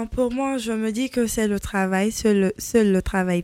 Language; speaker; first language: French; non-native, local second language; Mandingo